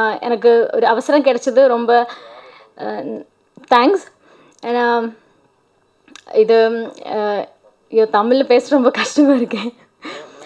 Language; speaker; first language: Tamil; non-native, learner; Malayalam